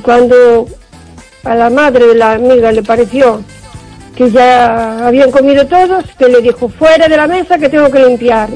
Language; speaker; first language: Spanish; native; Spanish